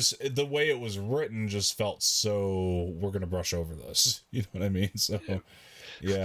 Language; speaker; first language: English; native; English